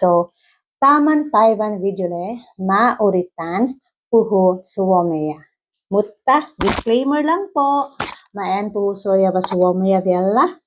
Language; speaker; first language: Finnish; non-native, learner; Cebuano